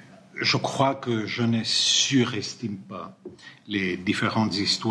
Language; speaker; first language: French; non-native, fluent; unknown